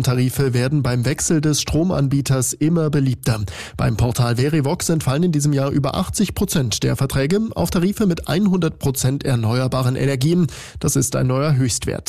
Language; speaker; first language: German; native; German